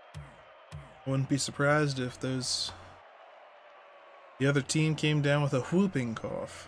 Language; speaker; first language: English; native; English